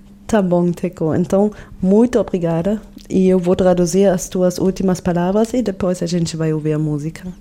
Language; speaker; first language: Portuguese; non-native, fluent; German